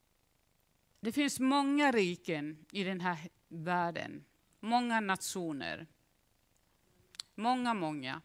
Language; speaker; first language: Swedish; non-native, fluent; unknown